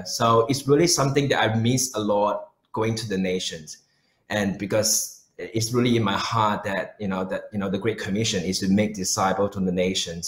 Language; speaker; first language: English; non-native, local second language; Chinese